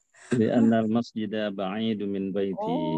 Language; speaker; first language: Arabic; non-native, learner; Indonesian